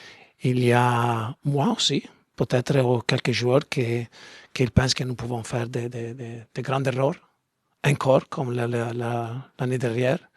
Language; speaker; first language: French; non-native, learner; Italian